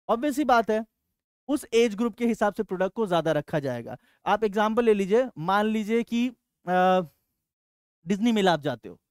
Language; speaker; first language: Hindi; native; Hindi